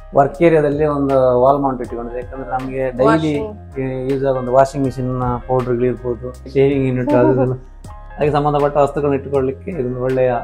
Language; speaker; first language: Kannada; native; Kannada